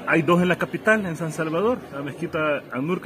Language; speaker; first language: Spanish; native; Spanish